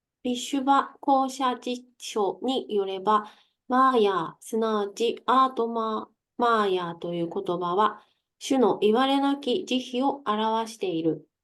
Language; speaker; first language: Japanese; native; Japanese